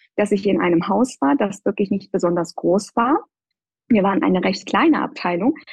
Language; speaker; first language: German; non-native, fluent; Persian